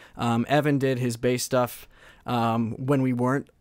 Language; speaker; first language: English; native; English